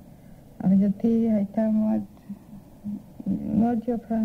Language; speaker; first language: Hebrew; non-native, fluent; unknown